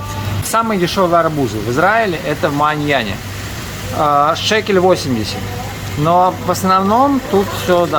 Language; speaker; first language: Russian; native; Russian